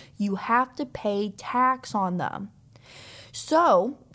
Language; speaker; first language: English; native; English